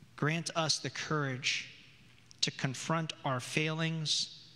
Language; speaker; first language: English; native; English